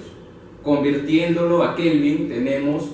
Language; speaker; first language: Spanish; native; Spanish